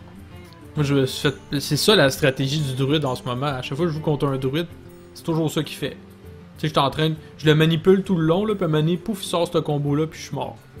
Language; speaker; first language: French; native; French